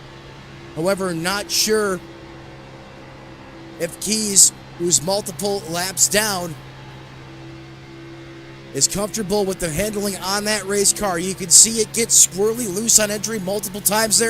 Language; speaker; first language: English; native; English